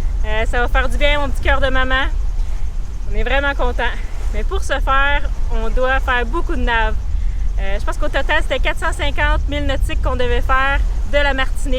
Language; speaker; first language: French; native; French